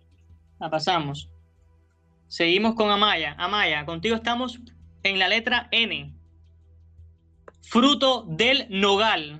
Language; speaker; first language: Spanish; native; Spanish